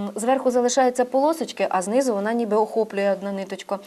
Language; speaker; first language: Ukrainian; native; Ukrainian